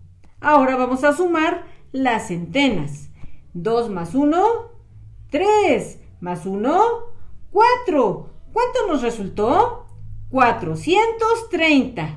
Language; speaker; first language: Spanish; native; Spanish